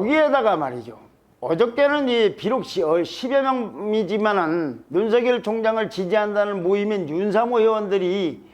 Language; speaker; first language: Korean; native; Korean